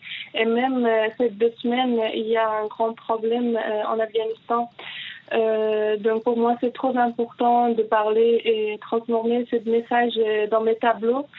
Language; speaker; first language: French; non-native, fluent; Persian